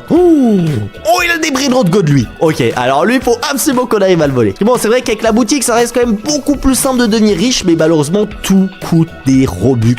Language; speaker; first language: French; native; French